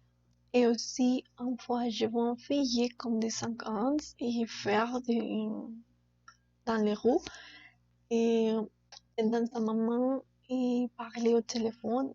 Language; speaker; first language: French; non-native, learner; Spanish